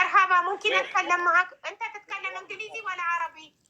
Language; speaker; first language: Arabic; non-native, learner; Amharic